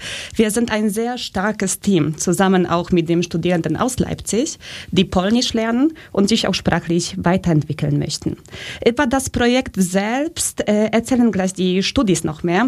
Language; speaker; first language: German; early bilingual, other home language; Polish